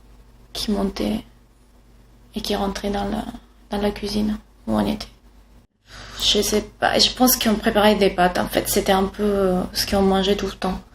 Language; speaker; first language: French; non-native, fluent; Italian